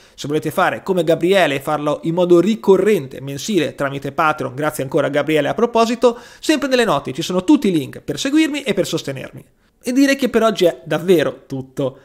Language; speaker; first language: Italian; native; Italian